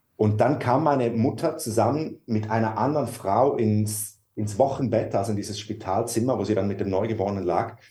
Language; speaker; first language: German; native; German